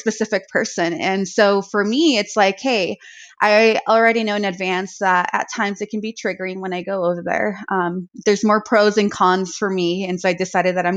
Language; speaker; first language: English; native; English